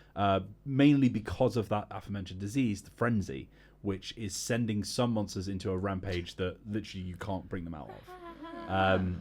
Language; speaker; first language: English; native; English